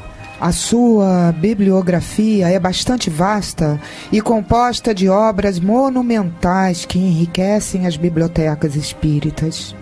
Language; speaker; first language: Portuguese; native; Portuguese